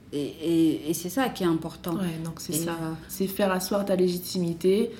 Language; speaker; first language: French; non-native, local second language; Wolof